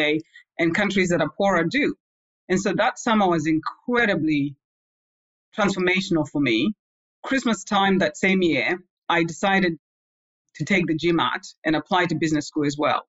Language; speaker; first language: English; non-native, local second language; Shona